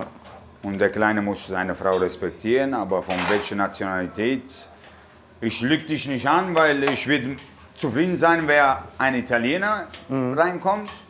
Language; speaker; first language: German; non-native, fluent; Italian